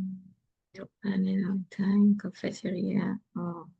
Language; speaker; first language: English; non-native, learner; Spanish